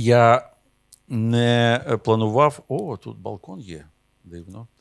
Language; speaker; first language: Ukrainian; non-native, local second language; Russian